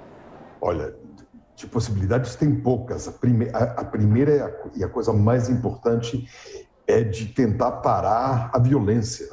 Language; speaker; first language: Portuguese; non-native, fluent; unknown